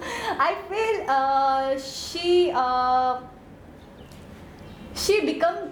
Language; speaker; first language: English; non-native, learner; Urdu